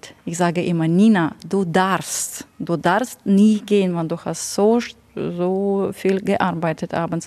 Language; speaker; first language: German; non-native, learner; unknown